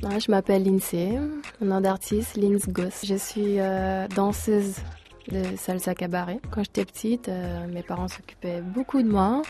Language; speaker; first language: French; early bilingual, other home language; Portuguese